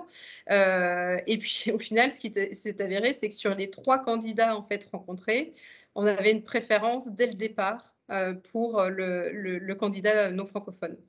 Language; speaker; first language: French; native; French